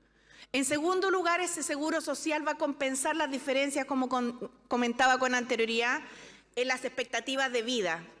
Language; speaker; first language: Spanish; native; Spanish